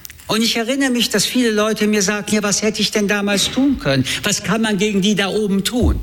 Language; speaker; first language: German; early bilingual, other home language; French